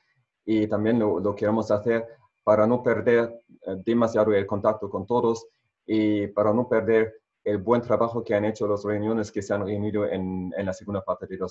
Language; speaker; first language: Spanish; non-native, fluent; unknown